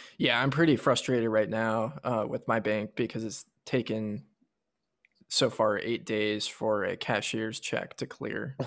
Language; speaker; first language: English; native; English